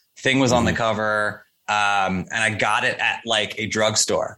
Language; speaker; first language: English; native; English